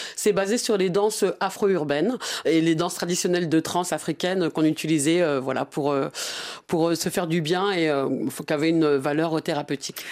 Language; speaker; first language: French; early bilingual, other home language; Bambara